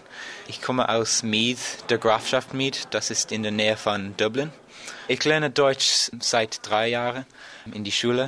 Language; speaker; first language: German; non-native, learner; English